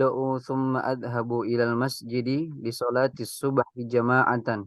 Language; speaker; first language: Arabic; non-native, learner; Indonesian